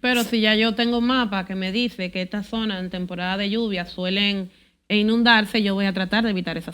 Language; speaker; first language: Spanish; native; Spanish